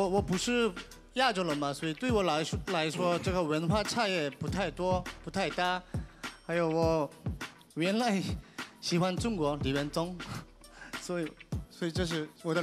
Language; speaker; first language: Chinese; non-native, learner; Korean